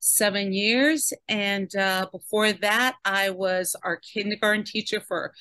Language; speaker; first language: English; native; English